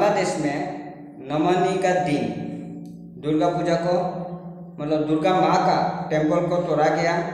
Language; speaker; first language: Hindi; non-native, local second language; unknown